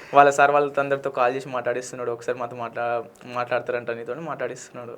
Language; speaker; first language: Telugu; non-native, local second language; Lambadi